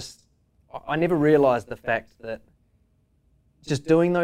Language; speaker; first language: English; native; English